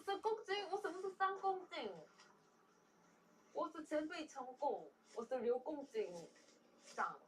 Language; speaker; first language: Chinese; non-native, learner; Korean